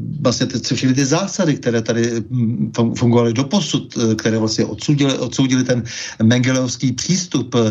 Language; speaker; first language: Czech; native; Czech